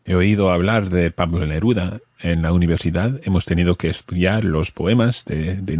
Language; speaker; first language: Spanish; non-native, fluent; English